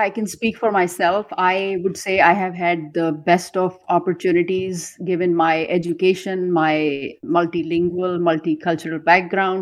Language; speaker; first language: English; non-native, local second language; Urdu